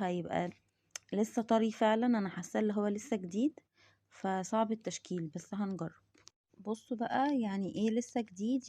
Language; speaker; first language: Arabic; native; Arabic